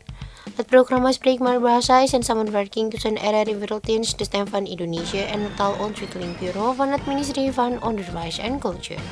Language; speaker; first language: Dutch; non-native, learner; Indonesian